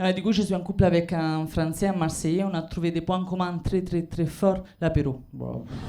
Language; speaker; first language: French; non-native, fluent; Italian